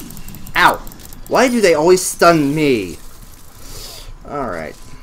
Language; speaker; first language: English; native; English